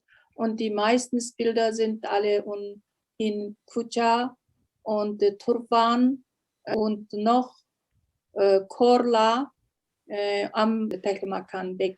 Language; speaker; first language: German; non-native, learner; Uyghur